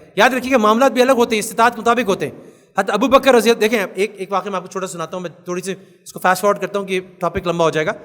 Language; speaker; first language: Urdu; native; Urdu